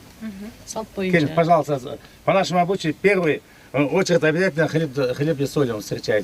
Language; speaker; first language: Russian; non-native, local second language; Kyrgyz